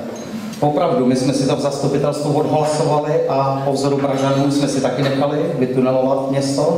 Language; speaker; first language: Czech; native; Czech